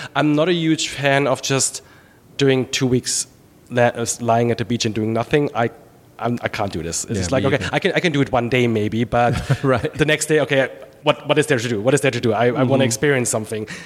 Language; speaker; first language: English; non-native, fluent; German